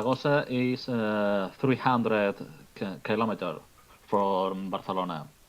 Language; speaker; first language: English; non-native, learner; Catalan